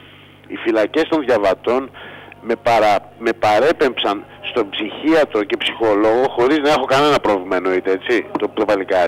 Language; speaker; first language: Greek; non-native, fluent; Bulgarian